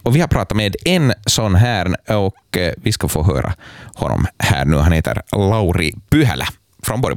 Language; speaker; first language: Swedish; native; Swedish